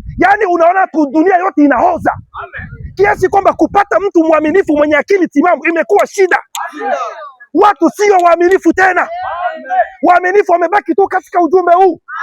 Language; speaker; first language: Swahili; non-native, local second language; Lingala